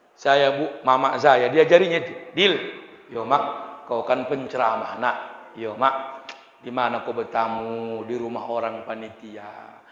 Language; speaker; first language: Malay; non-native, local second language; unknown